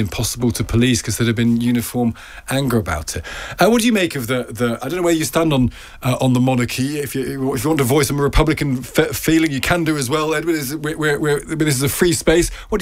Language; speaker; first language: English; native; English